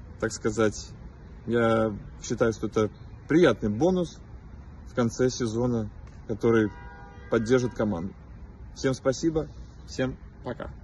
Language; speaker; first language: Russian; native; Russian